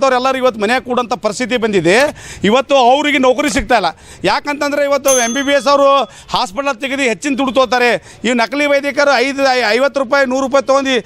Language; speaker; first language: Kannada; native; Kannada